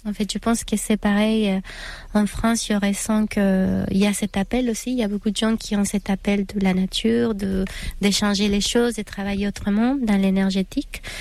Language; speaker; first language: French; non-native, fluent; Spanish